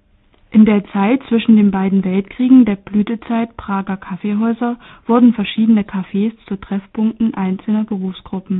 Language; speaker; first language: German; native; German